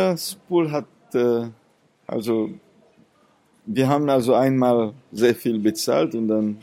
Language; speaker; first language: German; non-native, fluent; Seselwa Creole French